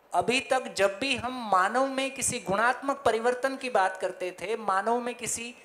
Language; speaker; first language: Hindi; native; Hindi